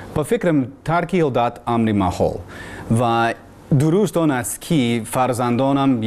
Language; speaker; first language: Persian; non-native, fluent; English